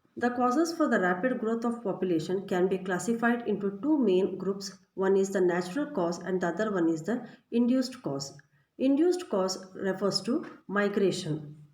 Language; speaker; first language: English; non-native, local second language; Kannada